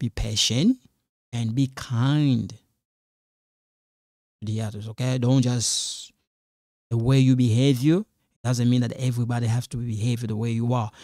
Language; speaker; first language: English; non-native, fluent; Lingala